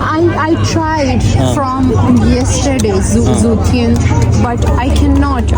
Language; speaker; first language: English; non-native, local second language; Urdu